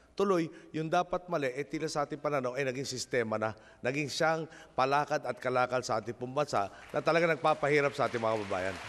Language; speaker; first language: Filipino; native; Filipino